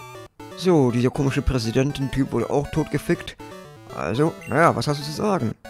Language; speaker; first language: German; native; German